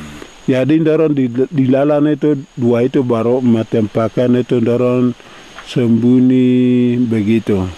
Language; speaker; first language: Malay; non-native, local second language; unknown